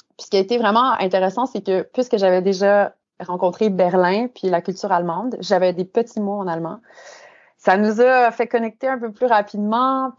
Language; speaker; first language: French; native; French